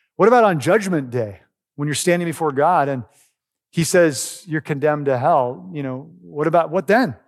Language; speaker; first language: English; native; English